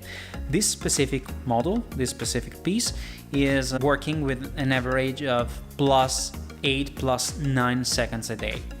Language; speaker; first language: English; non-native, fluent; Italian